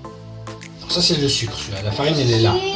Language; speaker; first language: French; native; French